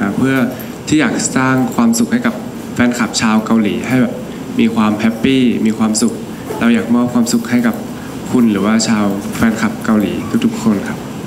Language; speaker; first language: Thai; native; Thai